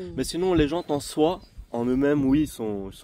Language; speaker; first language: French; native; French